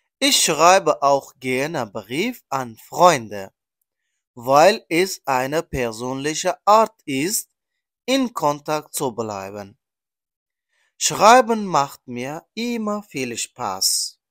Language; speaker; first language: German; non-native, learner; Persian